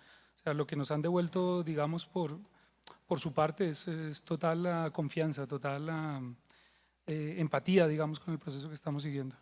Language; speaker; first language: Spanish; native; Spanish